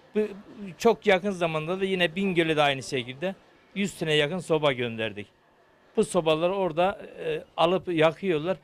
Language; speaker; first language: Turkish; native; Turkish